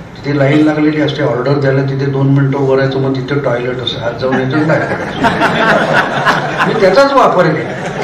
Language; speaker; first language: Marathi; native; Marathi